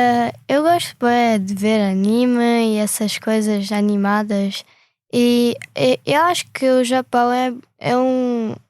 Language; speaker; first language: Portuguese; early bilingual, other home language; Ukrainian